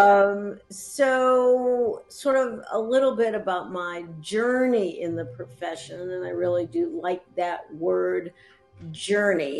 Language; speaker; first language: English; native; English